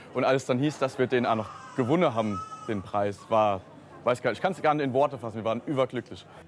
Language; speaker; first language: German; native; German